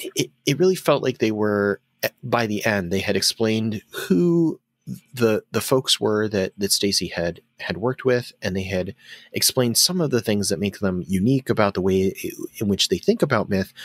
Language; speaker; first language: English; native; English